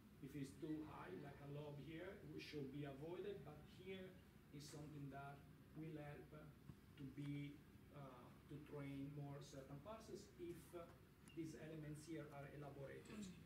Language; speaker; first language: English; non-native, fluent; Italian